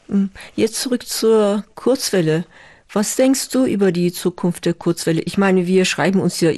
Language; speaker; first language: German; non-native, fluent; Turkish